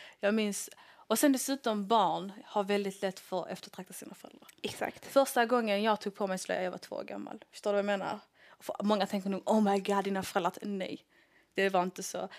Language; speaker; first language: Swedish; early bilingual, other home language; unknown